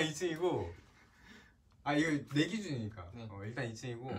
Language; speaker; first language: Korean; native; Korean